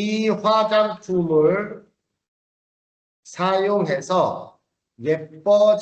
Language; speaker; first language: Korean; native; Korean